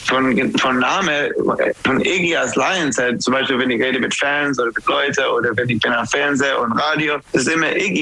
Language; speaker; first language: German; non-native, fluent; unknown